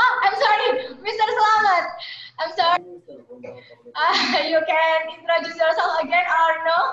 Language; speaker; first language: English; non-native, learner; Indonesian